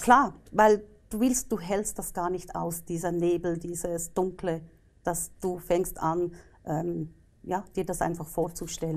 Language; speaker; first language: German; native; German